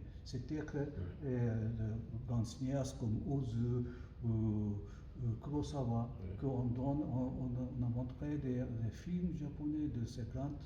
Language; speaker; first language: French; non-native, learner; Japanese